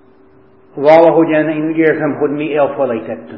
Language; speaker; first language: Hungarian; non-native, fluent; English